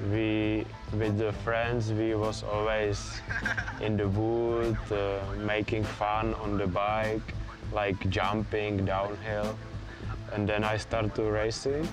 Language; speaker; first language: English; non-native, learner; Czech